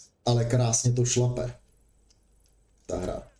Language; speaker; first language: Czech; native; Czech